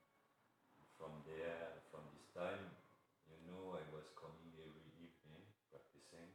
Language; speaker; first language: English; non-native, fluent; Arabic